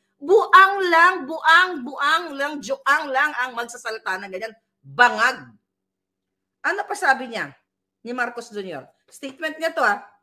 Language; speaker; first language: Filipino; native; Filipino